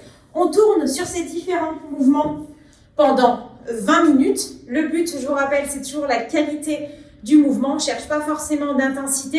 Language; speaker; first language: French; native; French